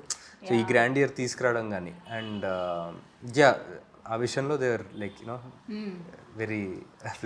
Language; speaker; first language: Telugu; native; Telugu